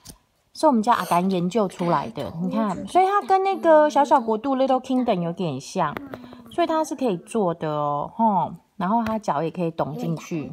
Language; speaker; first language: Chinese; native; Chinese